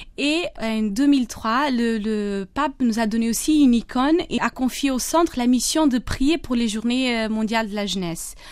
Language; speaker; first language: French; non-native, fluent; Portuguese